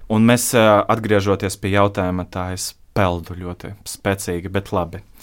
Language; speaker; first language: Latvian; non-native, local second language; Russian